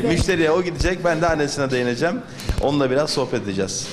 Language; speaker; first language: Turkish; native; Turkish